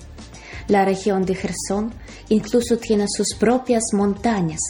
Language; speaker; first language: Spanish; non-native, fluent; Ukrainian